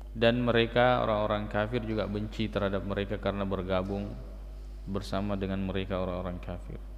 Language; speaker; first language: Malay; non-native, local second language; Buginese